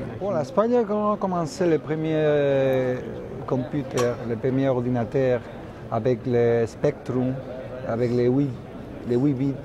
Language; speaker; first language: French; non-native, fluent; Spanish